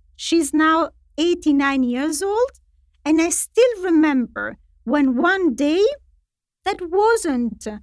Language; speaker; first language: English; non-native, fluent; Italian